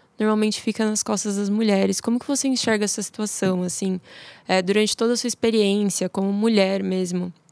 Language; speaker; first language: Portuguese; native; Portuguese